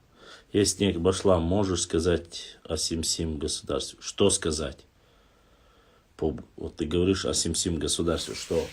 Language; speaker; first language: Russian; non-native, local second language; Chechen